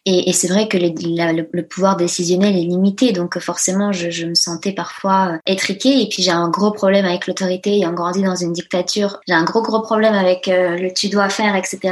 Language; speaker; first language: French; early bilingual, other home language; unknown